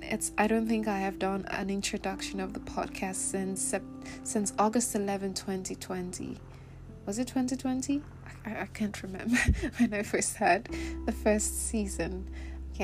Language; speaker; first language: English; non-native, local second language; Igbo